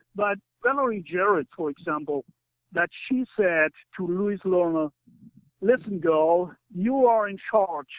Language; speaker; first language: English; non-native, fluent; German